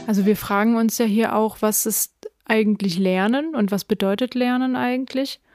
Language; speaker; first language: German; early bilingual, other home language; Russian